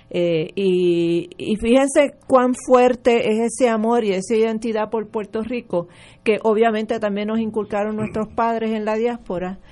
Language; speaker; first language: Spanish; early bilingual, other home language; English